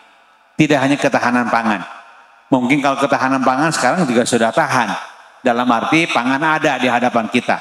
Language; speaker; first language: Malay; non-native, local second language; Sundanese